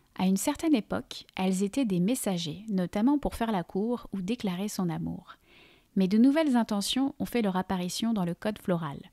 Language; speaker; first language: French; native; French